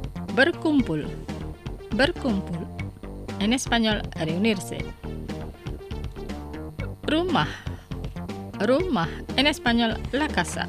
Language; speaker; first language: Spanish; non-native, fluent; Indonesian